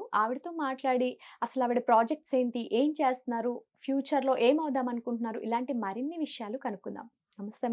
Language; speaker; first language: Telugu; native; Telugu